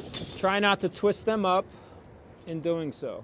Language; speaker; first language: English; native; English